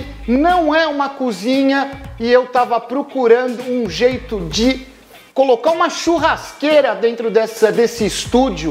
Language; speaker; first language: Portuguese; native; Portuguese